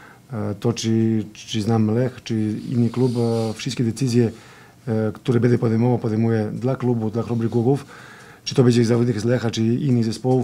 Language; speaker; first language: Polish; non-native, fluent; Serbian